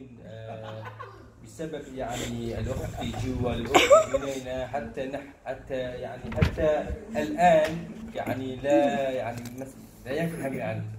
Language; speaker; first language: Arabic; non-native, fluent; Malay